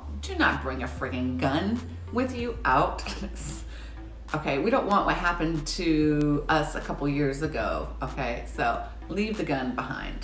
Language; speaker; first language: English; native; English